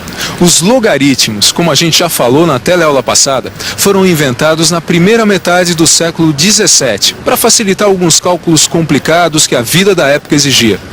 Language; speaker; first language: Portuguese; native; Portuguese